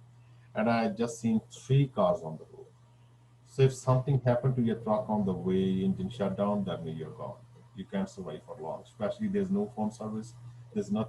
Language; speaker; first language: English; non-native, fluent; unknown